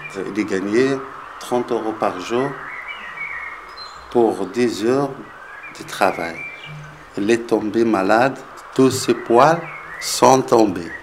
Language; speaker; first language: French; non-native, learner; Arabic